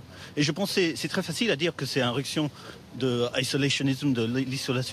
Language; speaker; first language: French; non-native, fluent; English